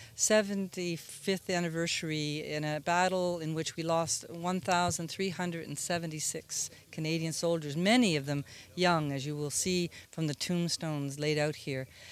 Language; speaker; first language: English; native; English